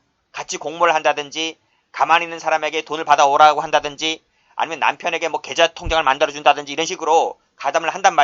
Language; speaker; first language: Korean; native; Korean